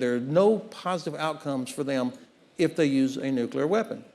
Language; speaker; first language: English; native; English